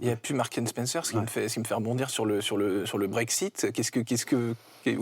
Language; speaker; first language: French; native; French